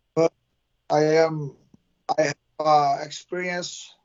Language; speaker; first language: English; non-native, fluent; Portuguese